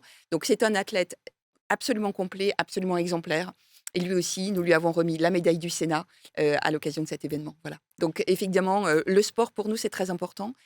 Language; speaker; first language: French; native; French